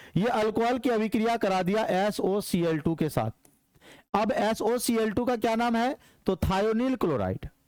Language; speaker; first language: Hindi; native; Hindi